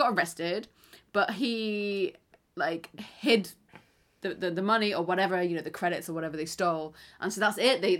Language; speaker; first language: English; native; English